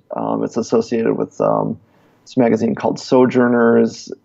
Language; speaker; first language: English; native; English